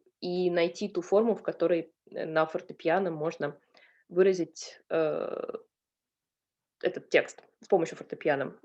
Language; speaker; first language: Russian; native; Russian